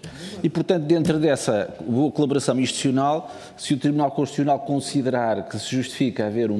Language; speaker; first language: Portuguese; native; Portuguese